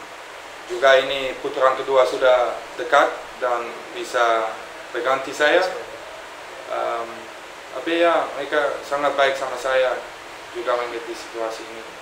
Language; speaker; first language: Indonesian; non-native, fluent; Dutch